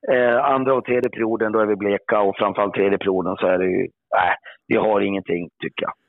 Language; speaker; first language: Swedish; native; Swedish